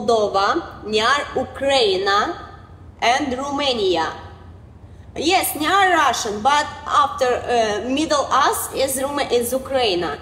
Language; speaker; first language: English; non-native, learner; Romanian